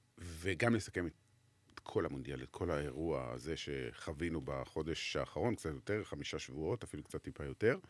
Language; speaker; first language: Hebrew; native; Hebrew